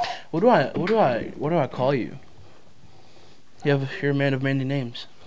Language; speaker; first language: English; early bilingual, other home language; Spanish